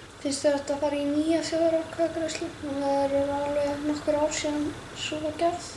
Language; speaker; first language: Icelandic; native; Icelandic